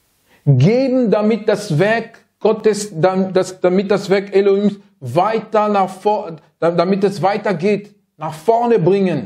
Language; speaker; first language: German; non-native, fluent; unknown